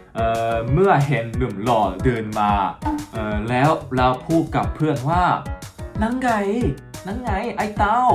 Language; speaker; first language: Thai; non-native, fluent; Japanese